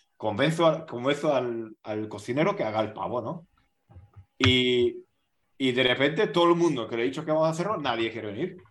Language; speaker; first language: Spanish; non-native, fluent; Hungarian